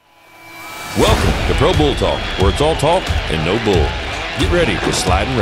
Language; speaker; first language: English; native; English